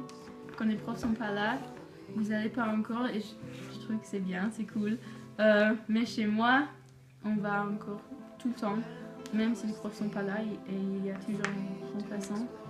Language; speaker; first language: French; non-native, fluent; English